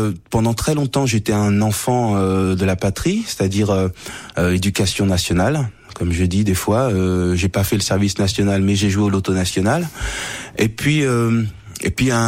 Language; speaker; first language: French; native; French